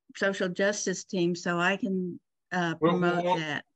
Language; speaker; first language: English; native; English